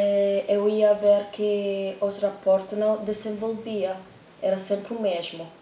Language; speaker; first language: Portuguese; non-native, learner; Italian